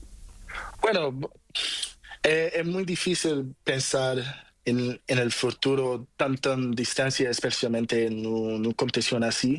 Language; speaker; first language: Spanish; non-native, learner; Portuguese